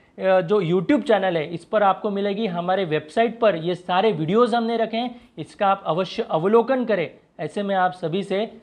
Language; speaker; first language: Hindi; non-native, local second language; Marathi